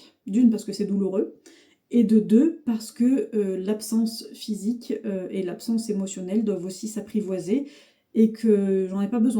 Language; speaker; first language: French; native; French